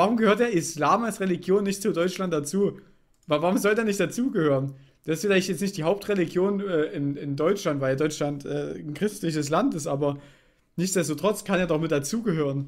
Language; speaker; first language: German; native; German